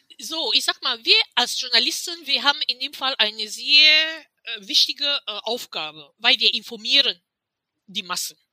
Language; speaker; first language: German; non-native, fluent; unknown